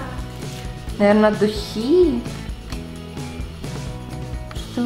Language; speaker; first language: Russian; native; Russian